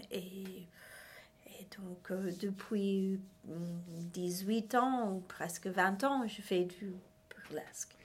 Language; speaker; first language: French; non-native, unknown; English